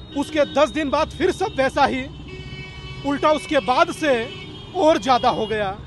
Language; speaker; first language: Hindi; native; Hindi